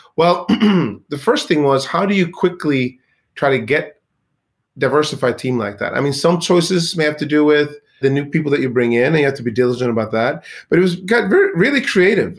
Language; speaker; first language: English; early bilingual, other home language; Swedish